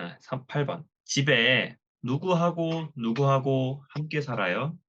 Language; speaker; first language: Korean; non-native, fluent; Thai